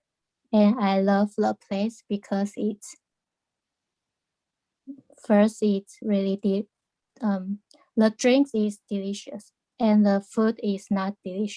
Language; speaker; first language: English; non-native, learner; Chinese